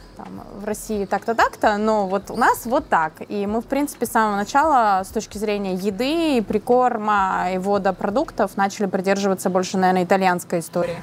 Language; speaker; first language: Russian; native; Russian